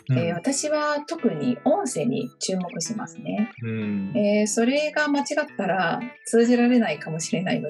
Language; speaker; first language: Japanese; non-native, fluent; Chinese